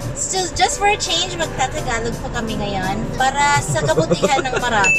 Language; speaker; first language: Filipino; non-native, local second language; Cebuano